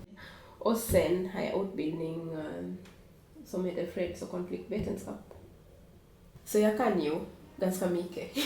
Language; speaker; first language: Swedish; non-native, fluent; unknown